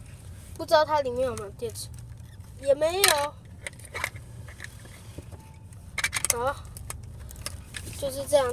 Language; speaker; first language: Chinese; native; Chinese